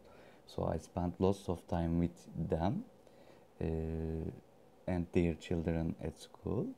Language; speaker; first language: English; non-native, learner; Turkish